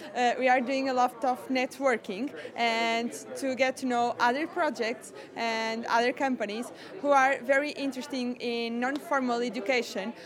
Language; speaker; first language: English; non-native, fluent; Portuguese